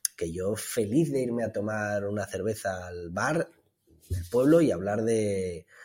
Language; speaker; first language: Spanish; native; Spanish